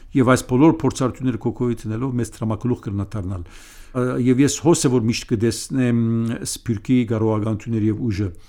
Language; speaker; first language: Armenian; early bilingual, heritage; Armenian